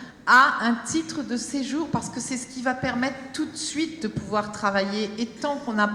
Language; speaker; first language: French; native; French